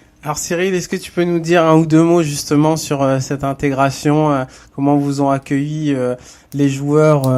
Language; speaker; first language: French; native; French